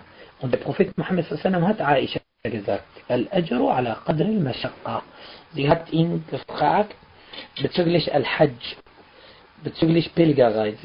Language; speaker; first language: German; non-native, fluent; Arabic